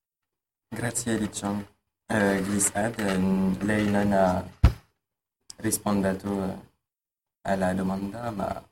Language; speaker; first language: Italian; non-native, learner; French